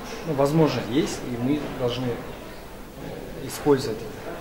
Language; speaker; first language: Russian; non-native, local second language; Kazakh